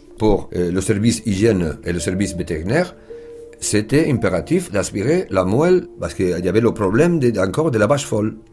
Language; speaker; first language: French; non-native, fluent; Spanish